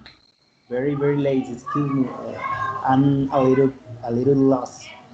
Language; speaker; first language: English; non-native, learner; Spanish